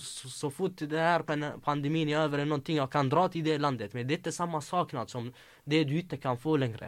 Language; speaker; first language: Swedish; early bilingual, other home language; Arabic